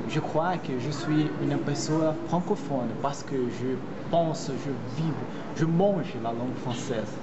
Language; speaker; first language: French; non-native, learner; Portuguese